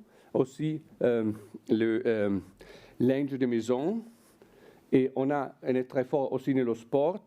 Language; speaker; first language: French; non-native, fluent; Italian